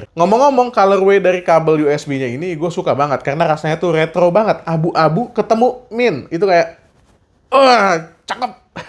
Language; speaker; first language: Indonesian; native; Indonesian